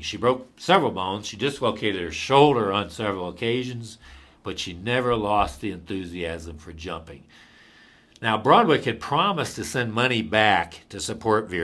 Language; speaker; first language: English; native; English